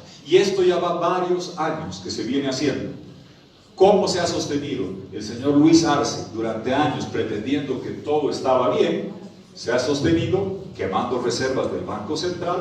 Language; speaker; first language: Spanish; native; Spanish